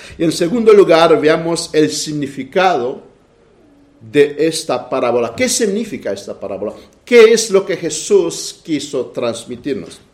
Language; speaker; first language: Spanish; non-native, fluent; Romanian